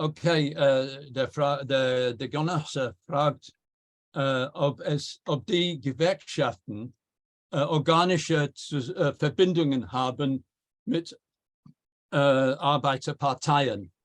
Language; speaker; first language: German; non-native, fluent; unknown